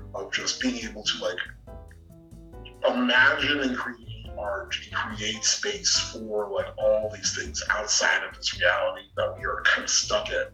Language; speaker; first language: English; native; English